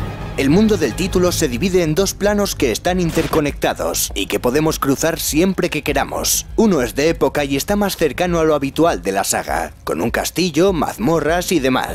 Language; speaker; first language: Spanish; native; Spanish